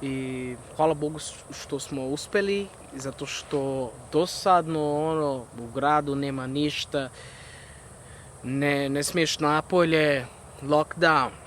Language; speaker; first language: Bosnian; non-native, fluent; Portuguese